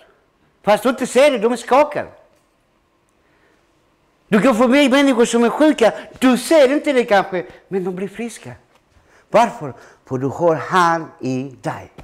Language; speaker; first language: Swedish; non-native, fluent; Spanish